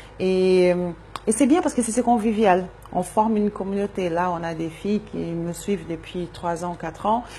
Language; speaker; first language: French; non-native, fluent; Portuguese